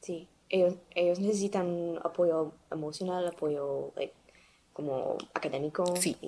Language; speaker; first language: Spanish; non-native, learner; English